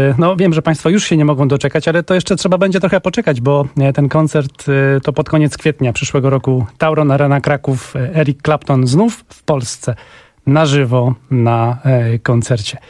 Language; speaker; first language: Polish; native; Polish